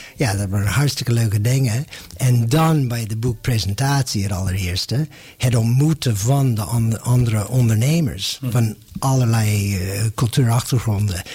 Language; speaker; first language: Dutch; non-native, fluent; English